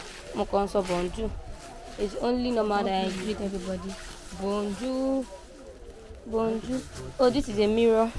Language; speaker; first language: English; non-native, local second language; Yoruba